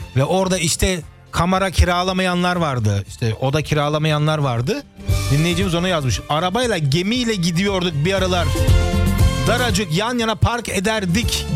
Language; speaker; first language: Turkish; early bilingual, heritage; Turkish